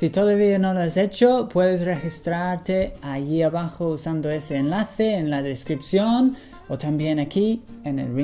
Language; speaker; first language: Spanish; non-native, fluent; English